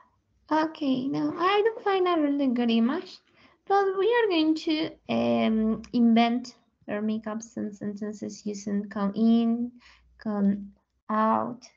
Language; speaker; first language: English; non-native, learner; Spanish